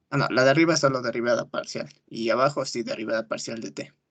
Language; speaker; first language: Spanish; native; Spanish